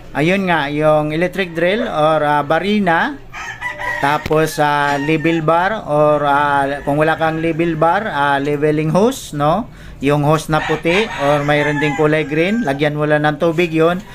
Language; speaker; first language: Filipino; native; Filipino